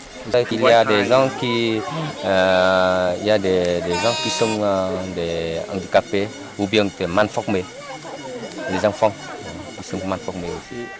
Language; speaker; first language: French; non-native, fluent; Vietnamese